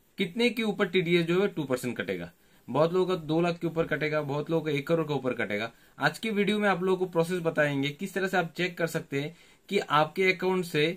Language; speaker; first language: Hindi; non-native, local second language; Bangla